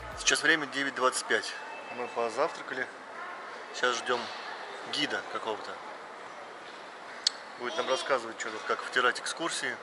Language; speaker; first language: Russian; native; Russian